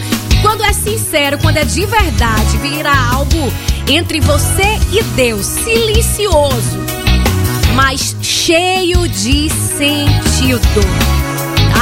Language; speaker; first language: Portuguese; native; Portuguese